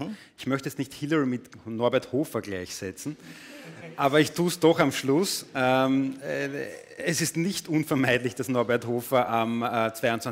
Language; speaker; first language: German; native; German